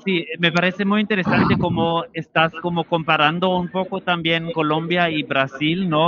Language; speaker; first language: Spanish; non-native, fluent; German